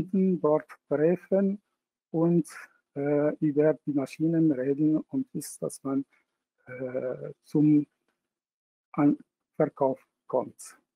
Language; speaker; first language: German; non-native, fluent; Arabic